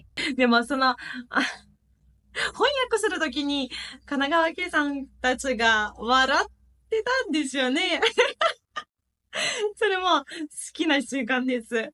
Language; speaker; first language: Japanese; non-native, fluent; Ukrainian